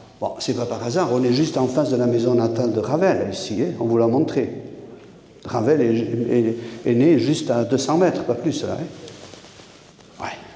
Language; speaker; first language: French; non-native, local second language; Basque